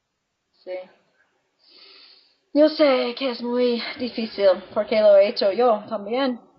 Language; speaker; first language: Spanish; non-native, fluent; English